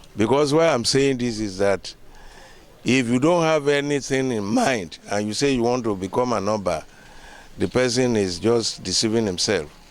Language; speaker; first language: English; non-native, local second language; Yoruba